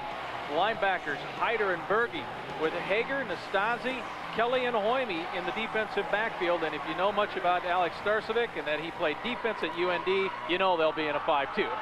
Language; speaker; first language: English; native; English